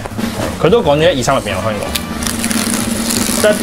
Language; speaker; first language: Japanese; non-native, learner; Cantonese